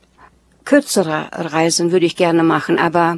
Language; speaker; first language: German; early bilingual, heritage; German